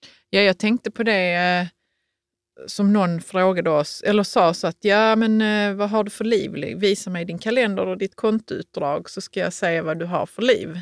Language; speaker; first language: Swedish; native; Swedish